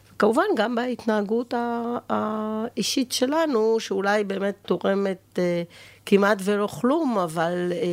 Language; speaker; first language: Hebrew; native; Hebrew